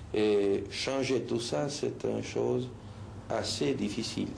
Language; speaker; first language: French; non-native, fluent; Spanish